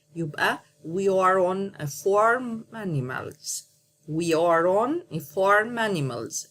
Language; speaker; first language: English; non-native, learner; Arabic